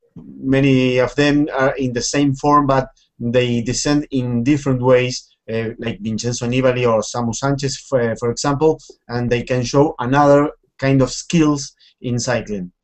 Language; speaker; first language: English; non-native, fluent; Spanish